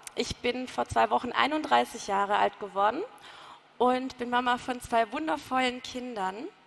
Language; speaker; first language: German; native; German